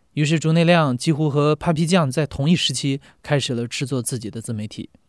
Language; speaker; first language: Chinese; native; Chinese